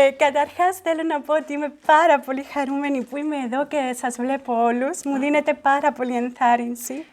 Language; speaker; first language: Greek; non-native, fluent; Spanish